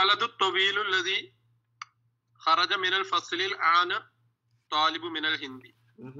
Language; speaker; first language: Arabic; non-native, learner; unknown